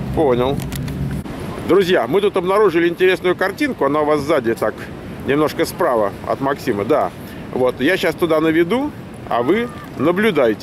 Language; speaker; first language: Russian; native; Russian